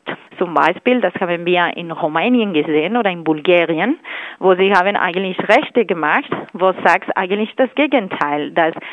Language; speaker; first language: German; non-native, fluent; Spanish